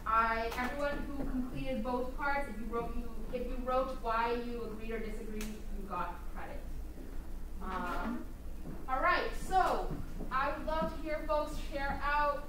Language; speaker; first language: English; native; English